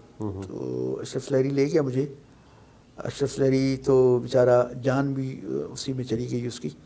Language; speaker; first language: Urdu; non-native, local second language; Sindhi